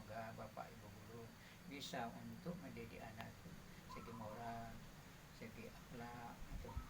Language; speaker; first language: Indonesian; non-native, local second language; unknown